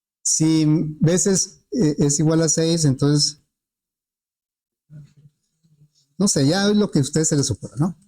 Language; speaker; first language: Spanish; native; Spanish